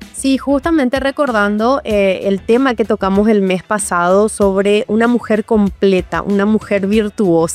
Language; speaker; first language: Spanish; native; Spanish